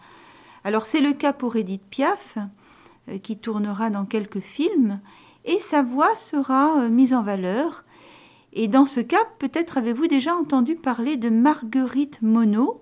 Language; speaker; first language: French; native; French